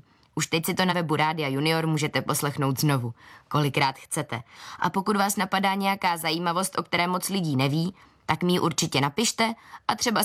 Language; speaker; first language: Czech; native; Czech